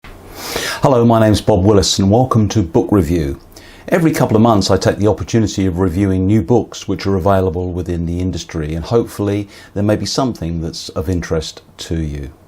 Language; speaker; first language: English; native; English